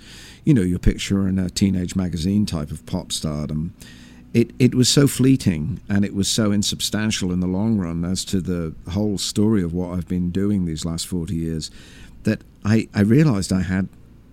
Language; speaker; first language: English; native; English